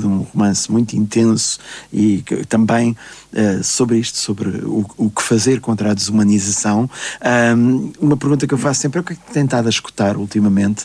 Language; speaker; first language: Portuguese; native; Portuguese